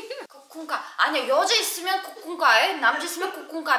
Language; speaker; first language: Korean; non-native, learner; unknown